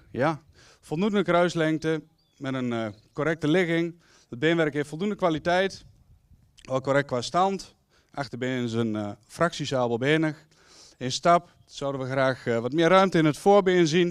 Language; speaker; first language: Dutch; native; Dutch